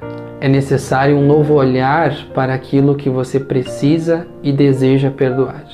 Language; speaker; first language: Portuguese; native; Portuguese